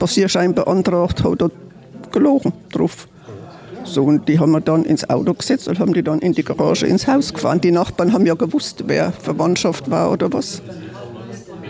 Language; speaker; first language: German; native; German